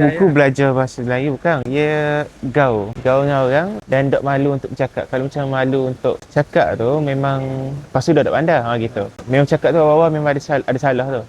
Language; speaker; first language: Malay; early bilingual, other home language; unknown